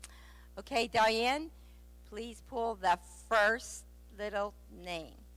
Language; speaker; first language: English; native; English